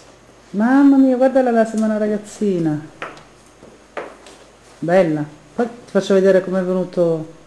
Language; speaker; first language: Italian; native; Italian